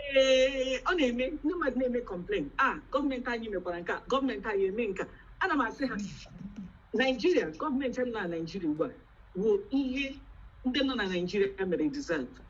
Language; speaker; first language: Igbo; native; Igbo